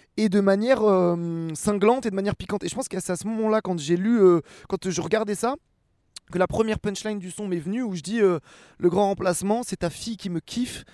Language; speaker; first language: French; native; French